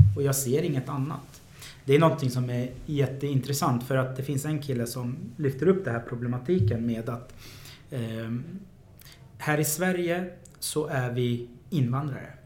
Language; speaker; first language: Swedish; early bilingual, other home language; Arabic